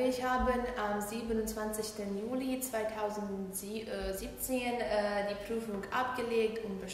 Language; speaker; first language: German; non-native, learner; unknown